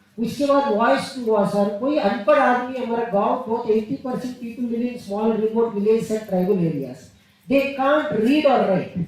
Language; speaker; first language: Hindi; non-native, local second language; Telugu